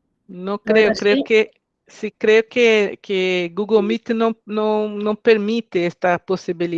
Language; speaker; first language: Spanish; non-native, fluent; Portuguese